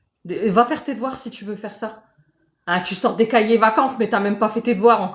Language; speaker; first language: French; native; French